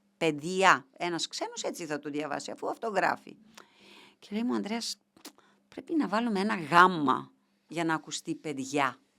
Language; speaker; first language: Greek; non-native, fluent; Bulgarian